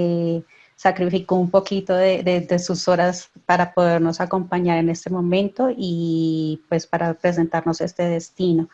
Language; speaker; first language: Spanish; native; Spanish